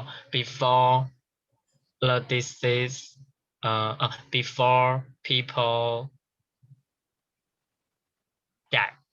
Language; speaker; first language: English; non-native, learner; Chinese